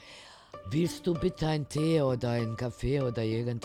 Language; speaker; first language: German; non-native, fluent; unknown